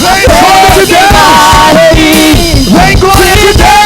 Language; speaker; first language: Portuguese; native; Portuguese